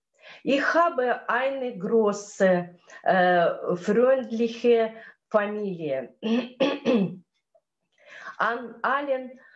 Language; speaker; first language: German; non-native, learner; Russian